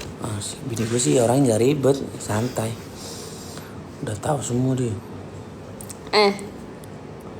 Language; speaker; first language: Indonesian; native; Indonesian